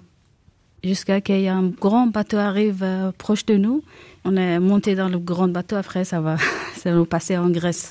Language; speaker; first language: French; non-native, learner; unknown